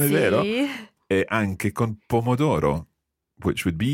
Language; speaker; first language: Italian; non-native, fluent; English